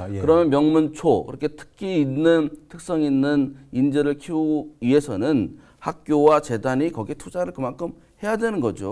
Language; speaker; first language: Korean; native; Korean